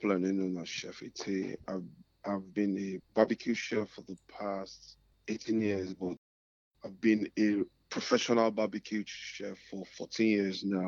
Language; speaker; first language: English; non-native, local second language; Yoruba